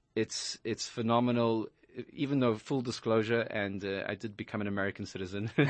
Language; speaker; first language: English; native; English